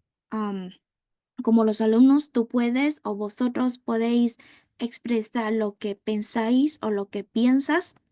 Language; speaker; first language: Spanish; non-native, fluent; Vietnamese